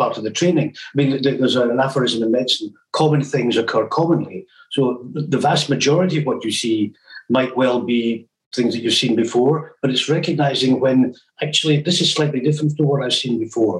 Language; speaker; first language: English; native; English